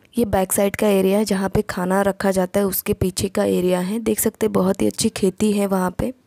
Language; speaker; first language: Hindi; non-native, local second language; Marathi